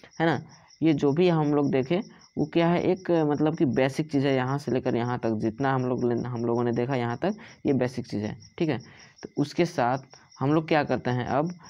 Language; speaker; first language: Hindi; native; Hindi